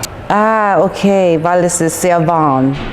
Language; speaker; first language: German; non-native, learner; English